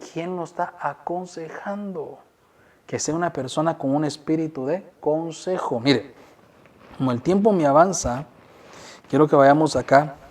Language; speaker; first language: Spanish; native; Spanish